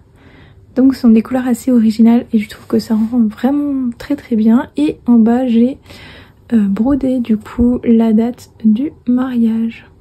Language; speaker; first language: French; native; French